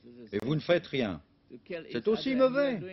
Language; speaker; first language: French; native; French